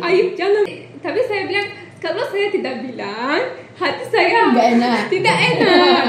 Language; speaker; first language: Indonesian; non-native, learner; Turkish